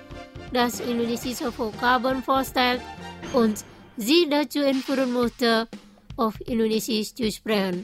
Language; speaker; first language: German; non-native, learner; Indonesian